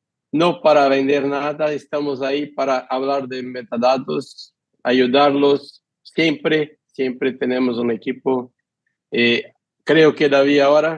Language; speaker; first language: Spanish; non-native, fluent; Portuguese